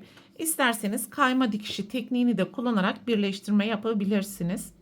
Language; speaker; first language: Turkish; native; Turkish